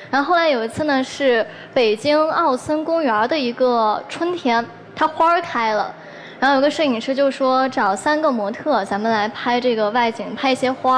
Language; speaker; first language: Chinese; native; Chinese